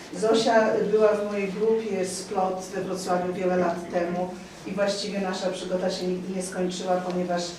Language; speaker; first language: Polish; native; Polish